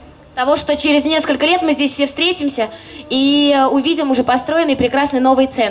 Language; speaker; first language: Russian; native; Russian